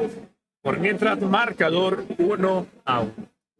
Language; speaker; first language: Spanish; native; Spanish